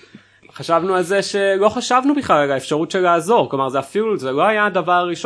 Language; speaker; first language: Hebrew; native; Hebrew